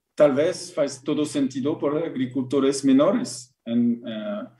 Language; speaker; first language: Portuguese; non-native, learner; French